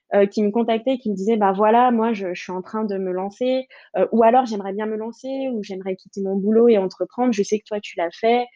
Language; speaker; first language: French; native; French